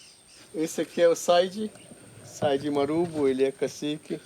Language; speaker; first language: Portuguese; non-native, local second language; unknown